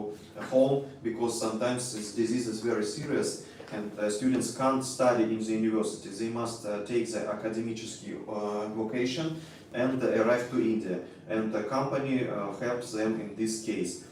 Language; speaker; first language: English; non-native, learner; Russian